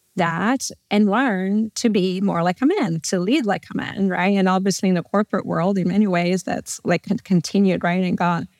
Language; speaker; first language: English; non-native, fluent; Portuguese